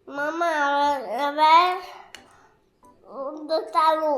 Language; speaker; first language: English; non-native, learner; Dutch